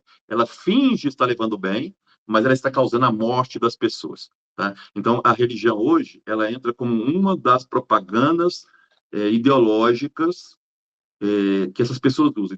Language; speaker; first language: Portuguese; native; Portuguese